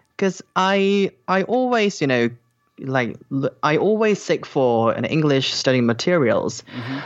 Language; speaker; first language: English; non-native, fluent; Korean